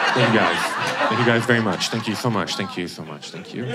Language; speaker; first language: English; native; English